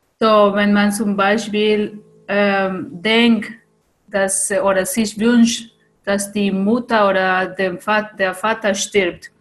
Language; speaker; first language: German; non-native, fluent; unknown